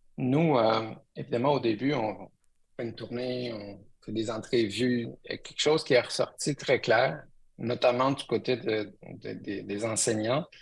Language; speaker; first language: French; early bilingual, other home language; Spanish